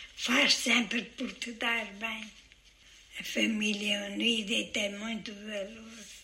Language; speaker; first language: French; non-native, fluent; Portuguese